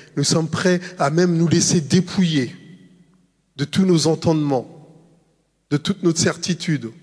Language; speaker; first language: French; native; French